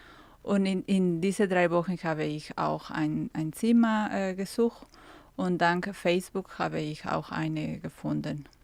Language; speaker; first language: German; non-native, fluent; Spanish